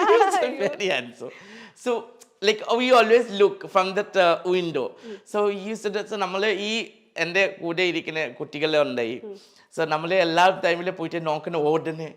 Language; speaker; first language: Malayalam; non-native, local second language; Assamese